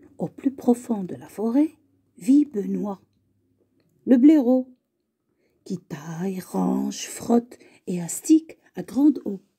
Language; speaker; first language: French; native; French